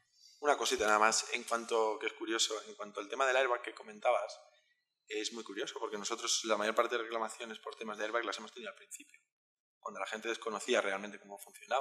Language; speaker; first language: Spanish; native; Spanish